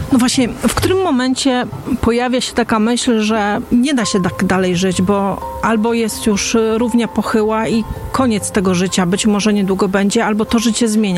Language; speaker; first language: Polish; native; Polish